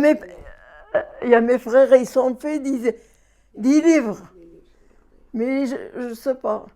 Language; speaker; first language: French; non-native, learner; Arabic